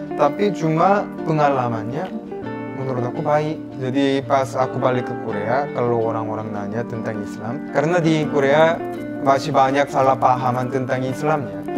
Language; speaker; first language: Indonesian; non-native, fluent; Korean